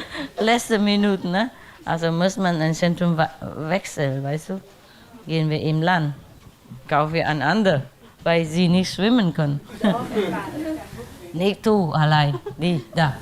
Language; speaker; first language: German; non-native, learner; Vietnamese